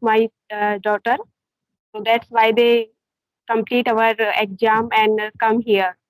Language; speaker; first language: English; non-native, learner; Hindi